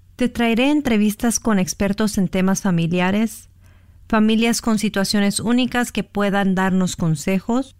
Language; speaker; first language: Spanish; early bilingual, heritage; Spanish